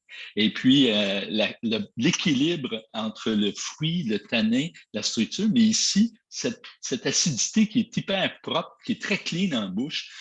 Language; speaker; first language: French; native; French